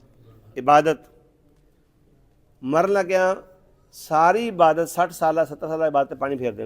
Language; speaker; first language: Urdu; non-native, local second language; Punjabi